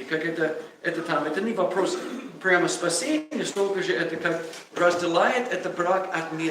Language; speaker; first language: Russian; non-native, learner; English